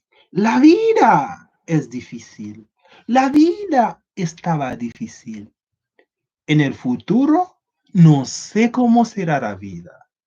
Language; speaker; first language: Spanish; non-native, learner; Haitian Creole